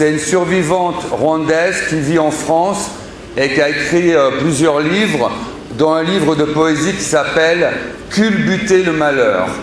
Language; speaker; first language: French; native; French